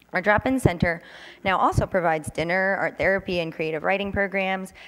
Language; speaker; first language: English; native; English